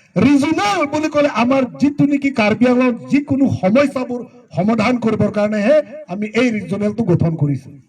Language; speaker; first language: Assamese; non-native, local second language; Karbi